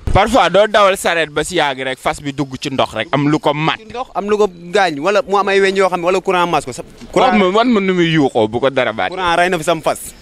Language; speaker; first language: Wolof; native; Wolof